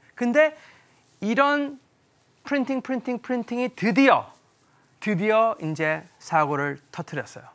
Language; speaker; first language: Korean; early bilingual, heritage; Korean